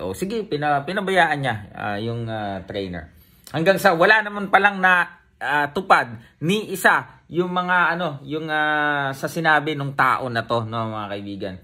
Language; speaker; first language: Filipino; native; Filipino